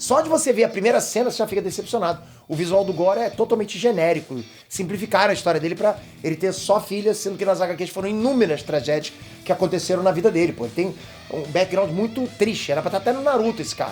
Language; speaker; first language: Portuguese; native; Portuguese